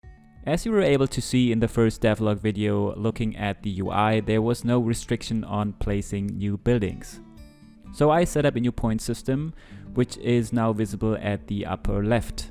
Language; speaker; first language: English; non-native, fluent; German